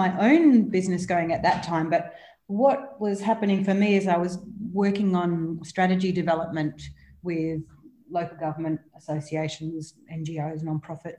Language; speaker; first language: English; native; English